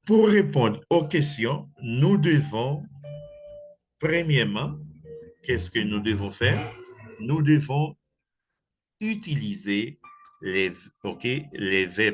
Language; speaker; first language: French; non-native, fluent; Spanish